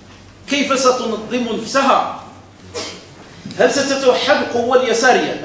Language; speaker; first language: Arabic; native; Arabic